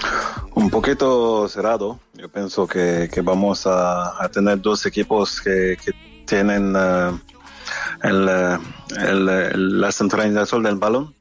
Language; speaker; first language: Spanish; non-native, fluent; French